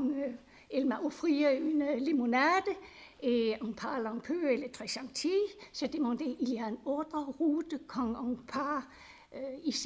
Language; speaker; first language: French; non-native, learner; Danish